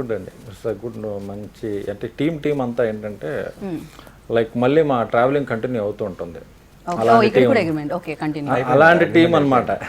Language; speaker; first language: Telugu; native; Telugu